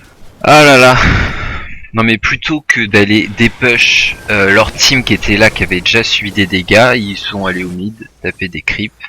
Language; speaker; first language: French; native; French